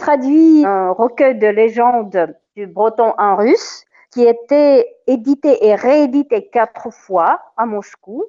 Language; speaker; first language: French; non-native, fluent; Russian